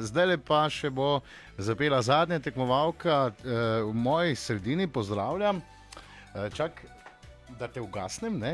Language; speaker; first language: Slovenian; native; Slovenian